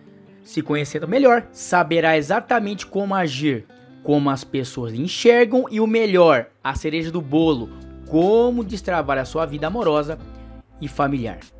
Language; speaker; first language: Portuguese; native; Portuguese